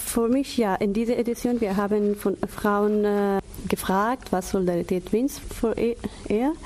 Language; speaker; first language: German; non-native, learner; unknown